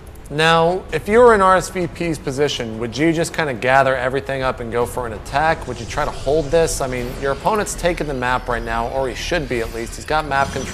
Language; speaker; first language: English; native; English